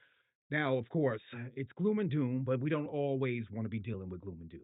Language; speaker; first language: English; native; English